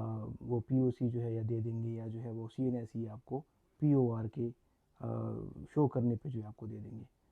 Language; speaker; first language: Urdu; non-native, local second language; Pashto